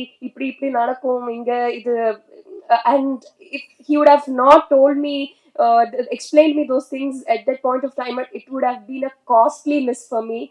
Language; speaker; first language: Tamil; non-native, learner; Telugu